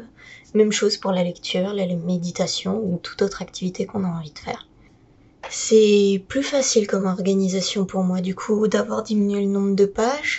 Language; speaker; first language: French; native; French